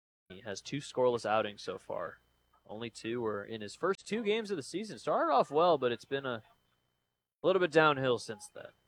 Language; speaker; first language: English; native; English